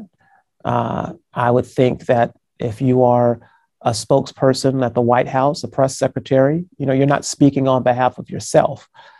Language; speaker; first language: English; native; English